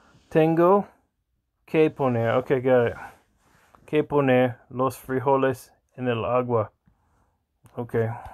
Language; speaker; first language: Spanish; non-native, learner; English